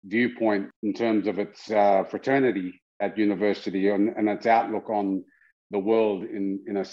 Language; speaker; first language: English; native; English